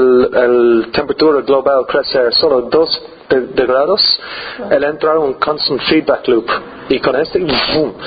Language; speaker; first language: Spanish; non-native, learner; English